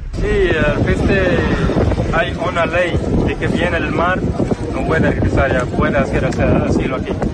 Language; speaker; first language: Spanish; non-native, learner; Arabic